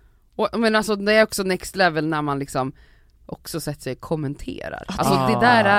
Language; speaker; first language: Swedish; native; Swedish